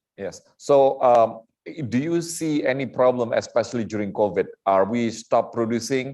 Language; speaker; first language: English; non-native, learner; Indonesian